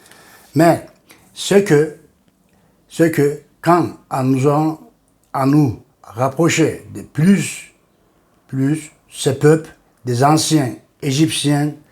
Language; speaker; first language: French; non-native, fluent; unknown